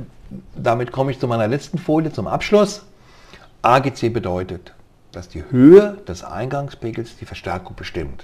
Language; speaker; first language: German; native; German